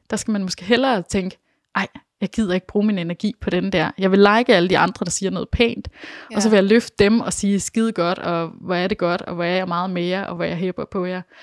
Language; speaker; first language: Danish; native; Danish